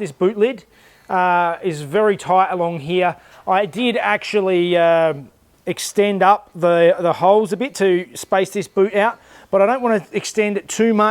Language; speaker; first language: English; native; English